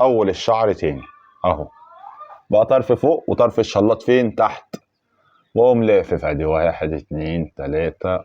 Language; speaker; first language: Arabic; native; Arabic